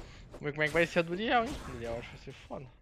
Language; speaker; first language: Portuguese; native; Portuguese